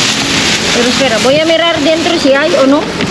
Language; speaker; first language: Spanish; non-native, learner; Filipino